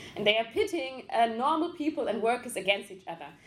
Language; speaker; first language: English; non-native, fluent; German